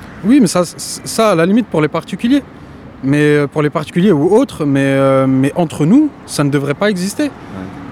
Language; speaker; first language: French; native; French